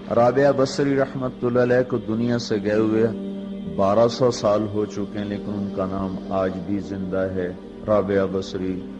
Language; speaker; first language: Urdu; non-native, local second language; Punjabi